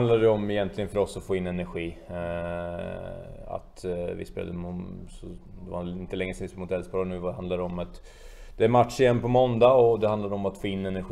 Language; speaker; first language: Swedish; native; Swedish